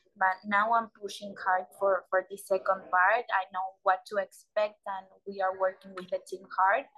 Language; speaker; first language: English; non-native, learner; Spanish